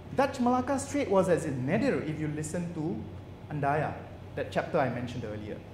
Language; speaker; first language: English; non-native, local second language; Malay